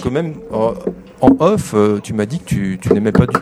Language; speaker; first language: French; native; French